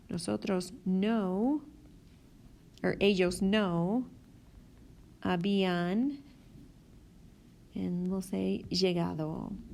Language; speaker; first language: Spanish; non-native, fluent; English